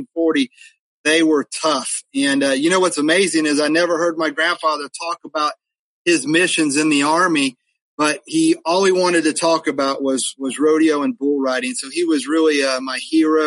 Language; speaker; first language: English; native; English